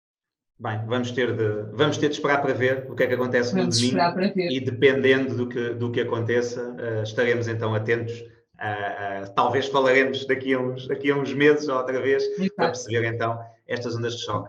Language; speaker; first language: Portuguese; native; Portuguese